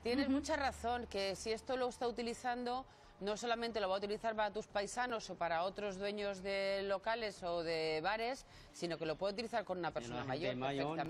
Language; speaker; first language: Spanish; native; Spanish